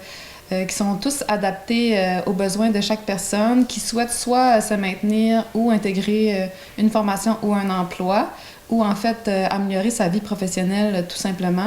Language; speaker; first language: French; native; French